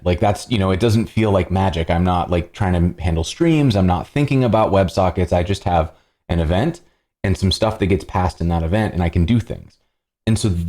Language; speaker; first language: English; native; English